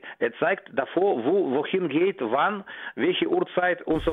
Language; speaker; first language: German; non-native, fluent; Russian